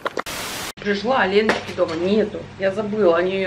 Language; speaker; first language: Russian; native; Russian